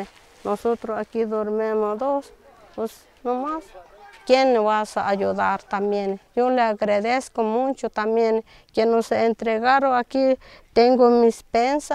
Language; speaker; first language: Spanish; non-native, local second language; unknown